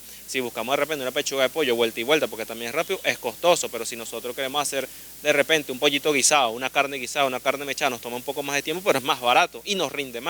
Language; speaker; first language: Spanish; native; Spanish